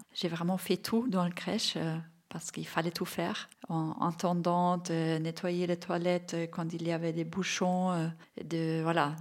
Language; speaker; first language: French; non-native, fluent; German